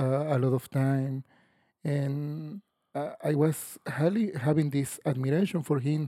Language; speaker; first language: English; non-native, learner; Spanish